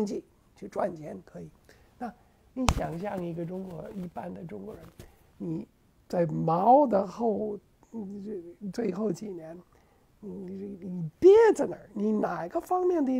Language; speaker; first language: Chinese; non-native, fluent; English